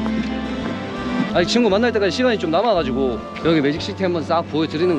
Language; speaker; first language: Korean; native; Korean